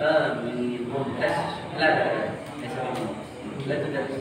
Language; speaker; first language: Arabic; non-native, fluent; Indonesian